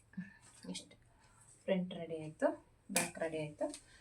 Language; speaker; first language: Kannada; native; Kannada